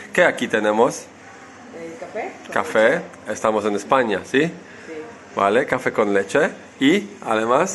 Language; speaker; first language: Spanish; non-native, fluent; Polish